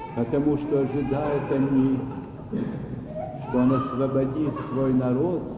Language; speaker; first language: Russian; native; Russian